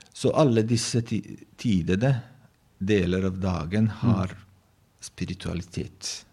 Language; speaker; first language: Norwegian; non-native, fluent; Bosnian